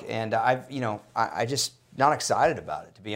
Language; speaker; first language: English; native; English